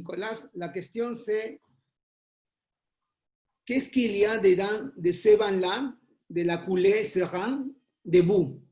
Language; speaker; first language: French; non-native, fluent; Spanish